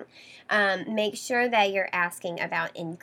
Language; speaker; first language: English; native; English